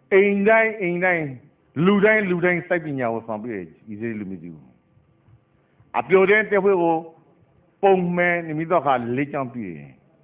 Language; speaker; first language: Burmese; native; Burmese